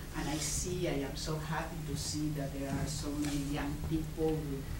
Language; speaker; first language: English; non-native, fluent; Spanish